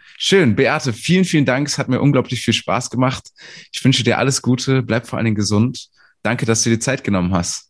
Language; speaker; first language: German; native; German